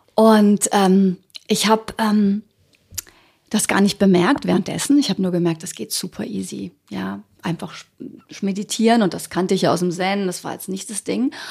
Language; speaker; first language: German; early bilingual, other home language; Croatian